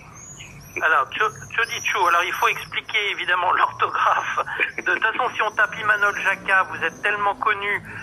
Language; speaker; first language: French; native; French